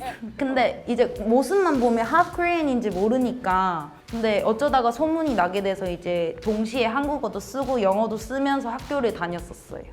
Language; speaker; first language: Korean; early bilingual, heritage; Korean